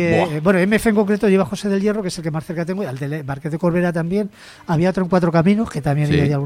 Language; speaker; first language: Spanish; native; Spanish